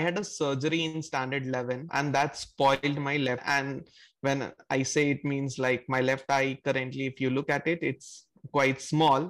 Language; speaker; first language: English; non-native, local second language; Hindi